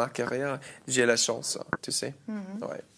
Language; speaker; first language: French; non-native, learner; English